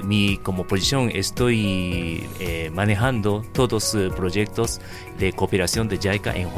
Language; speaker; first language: Spanish; non-native, learner; Japanese